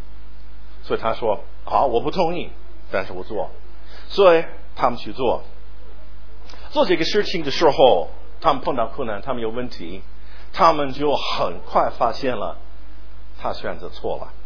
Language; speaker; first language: Chinese; non-native, fluent; English